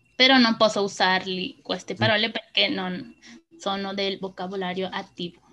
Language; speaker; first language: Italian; non-native, learner; Spanish